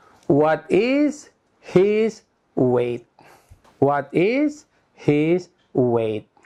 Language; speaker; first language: English; non-native, fluent; Indonesian